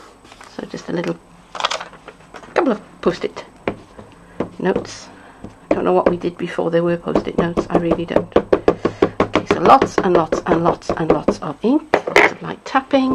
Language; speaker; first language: English; native; English